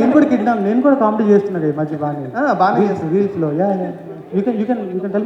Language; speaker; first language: Telugu; native; Telugu